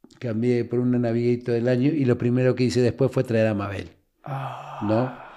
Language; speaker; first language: Spanish; native; Spanish